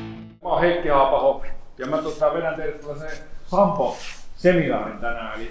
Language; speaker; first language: Finnish; native; Finnish